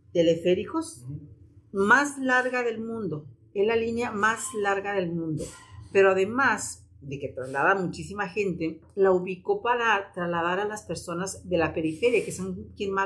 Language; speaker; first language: Spanish; native; Spanish